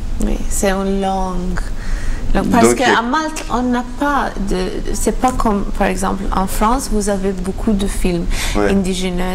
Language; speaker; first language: French; non-native, learner; Maltese